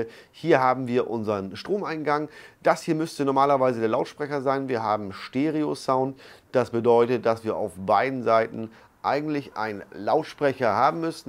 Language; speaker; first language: German; native; German